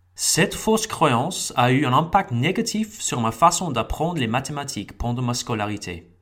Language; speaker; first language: French; non-native, fluent; English